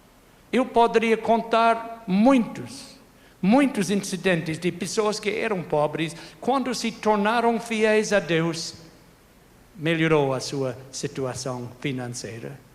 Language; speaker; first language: Portuguese; non-native, fluent; English